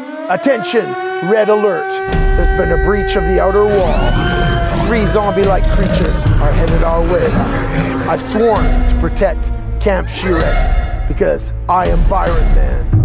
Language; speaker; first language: English; native; English